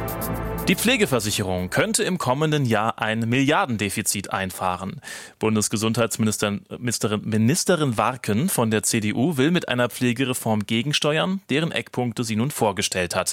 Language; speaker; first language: German; native; German